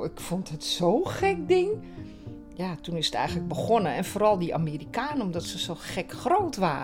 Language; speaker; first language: Dutch; native; Dutch